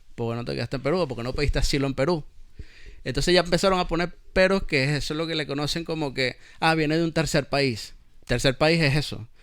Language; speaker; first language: Spanish; native; Spanish